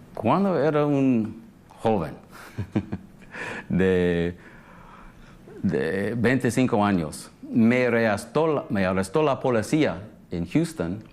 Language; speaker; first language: Spanish; early bilingual, heritage; English